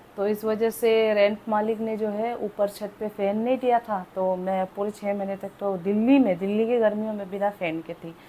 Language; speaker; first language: Hindi; non-native, local second language; Adi